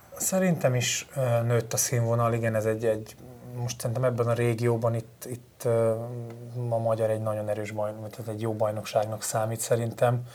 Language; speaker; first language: Hungarian; native; Hungarian